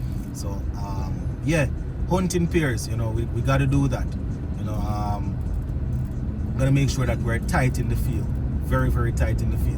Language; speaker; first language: English; native; English